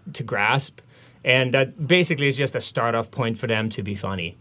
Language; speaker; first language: English; non-native, fluent; Swedish